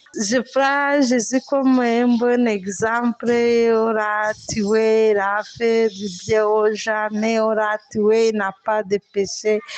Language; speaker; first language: French; non-native, local second language; Swahili